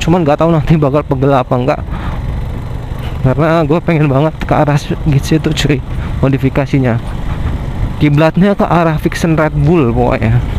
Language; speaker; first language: Indonesian; native; Indonesian